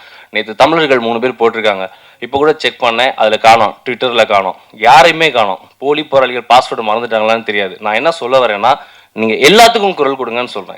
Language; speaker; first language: Tamil; native; Tamil